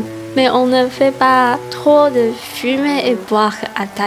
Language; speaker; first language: French; non-native, learner; Chinese